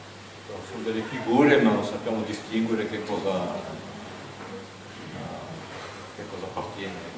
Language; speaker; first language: Italian; native; Italian